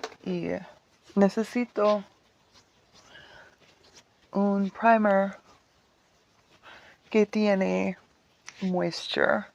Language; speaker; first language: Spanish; non-native, learner; English